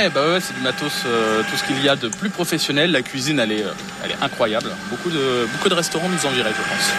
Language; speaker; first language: French; native; French